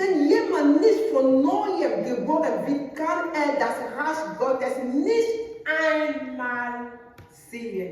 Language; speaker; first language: German; non-native, learner; French